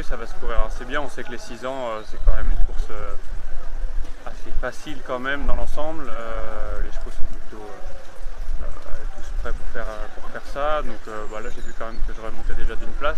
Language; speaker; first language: French; native; French